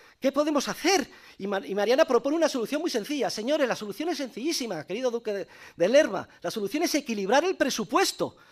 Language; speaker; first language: Spanish; native; Spanish